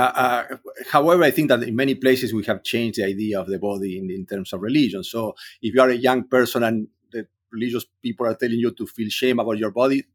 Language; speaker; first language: English; non-native, fluent; Spanish